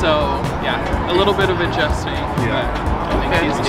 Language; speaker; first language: English; native; English